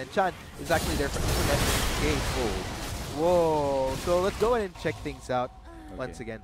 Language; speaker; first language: English; non-native, local second language; Filipino